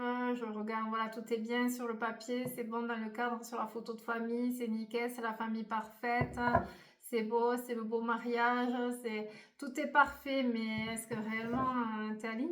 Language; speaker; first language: French; native; French